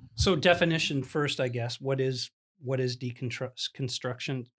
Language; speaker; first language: English; native; English